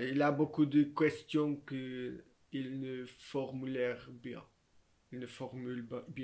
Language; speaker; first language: French; non-native, learner; Portuguese